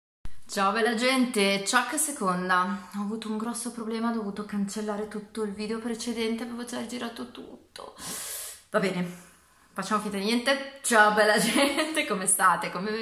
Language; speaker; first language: Italian; native; Italian